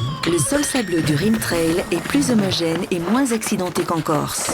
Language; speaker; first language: French; native; French